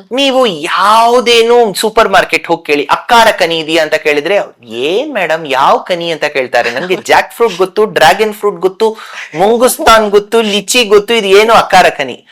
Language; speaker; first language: Kannada; non-native, local second language; Tamil